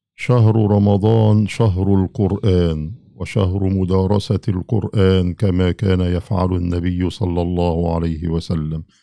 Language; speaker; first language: Arabic; native; Arabic